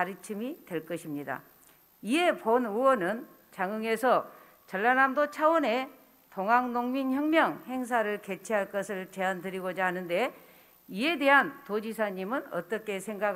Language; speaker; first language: Korean; native; Korean